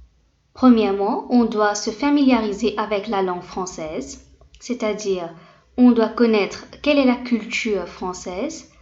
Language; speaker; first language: French; non-native, fluent; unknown